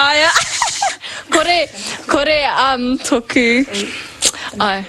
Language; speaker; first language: Māori; non-native, local second language; English